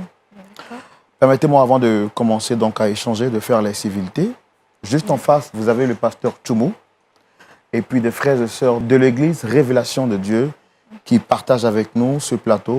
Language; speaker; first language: French; native; French